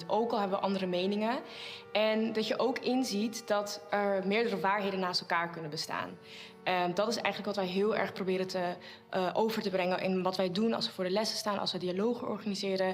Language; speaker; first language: Dutch; native; Dutch